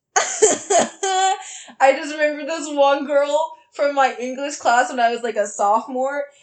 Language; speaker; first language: English; native; English